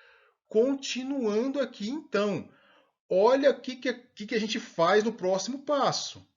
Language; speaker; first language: Portuguese; native; Portuguese